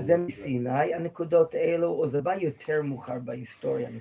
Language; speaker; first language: Hebrew; non-native, fluent; English